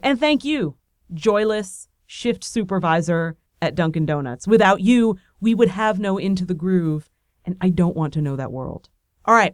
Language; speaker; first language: English; native; English